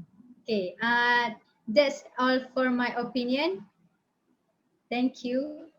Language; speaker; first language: English; non-native, local second language; Malay